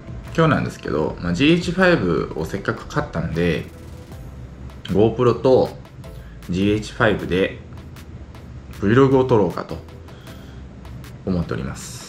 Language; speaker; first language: Japanese; native; Japanese